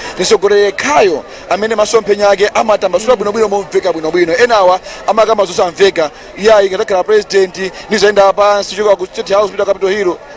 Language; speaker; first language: Nyanja; native; Nyanja